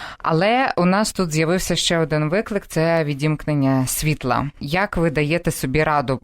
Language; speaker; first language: Ukrainian; native; Ukrainian